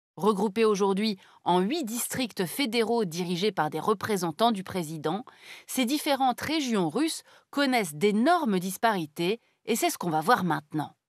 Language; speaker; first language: French; native; French